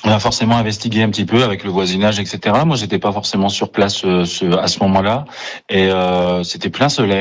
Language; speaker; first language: French; native; French